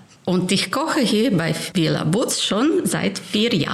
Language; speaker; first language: German; non-native, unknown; Ukrainian